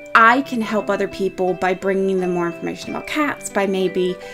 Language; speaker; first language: English; native; English